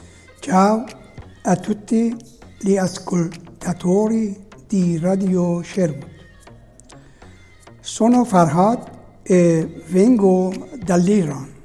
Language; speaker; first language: Italian; non-native, learner; Persian